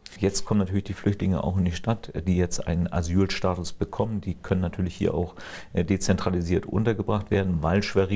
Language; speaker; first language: German; native; German